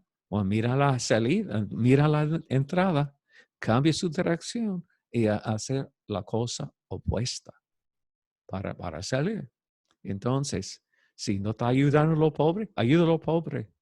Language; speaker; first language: Spanish; non-native, fluent; English